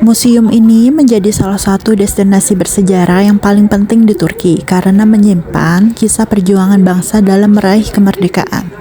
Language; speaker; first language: Indonesian; native; Indonesian